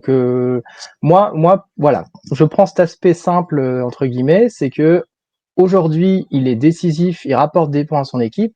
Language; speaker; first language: French; native; French